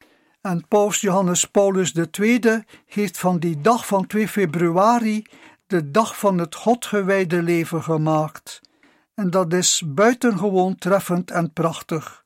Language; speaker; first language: Dutch; native; Dutch